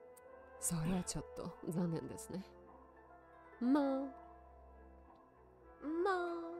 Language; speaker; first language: Japanese; non-native, learner; Russian